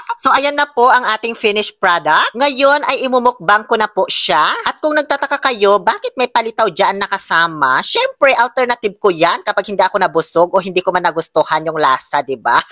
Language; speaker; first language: Filipino; non-native, local second language; Pangasinan